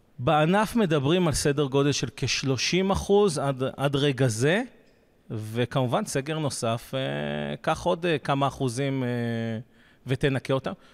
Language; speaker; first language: Hebrew; native; Hebrew